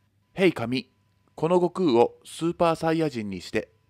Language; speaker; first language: Japanese; native; Japanese